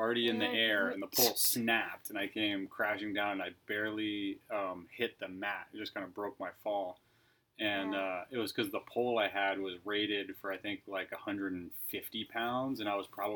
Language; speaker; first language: English; native; English